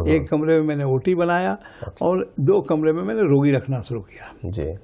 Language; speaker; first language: Hindi; native; Hindi